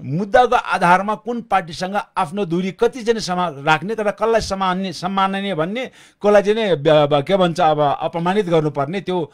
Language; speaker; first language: Nepali; non-native, local second language; Sherpa